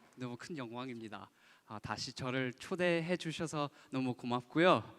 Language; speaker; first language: Korean; early bilingual, other home language; English